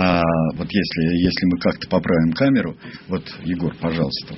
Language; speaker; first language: Russian; native; Russian